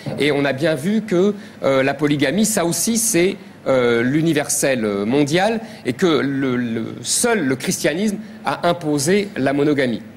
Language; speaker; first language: French; native; French